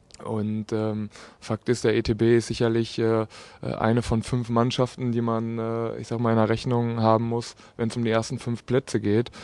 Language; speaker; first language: German; native; German